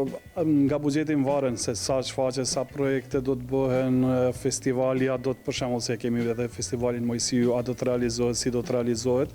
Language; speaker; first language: Albanian; native; Albanian